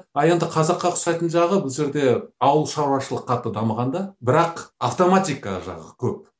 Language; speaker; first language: Kazakh; native; Kazakh